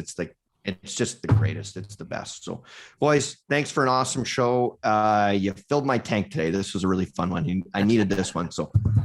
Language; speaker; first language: English; native; English